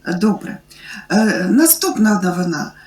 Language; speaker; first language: Ukrainian; native; Ukrainian